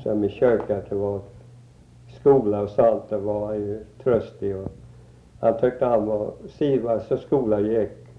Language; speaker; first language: Swedish; early bilingual, heritage; Swedish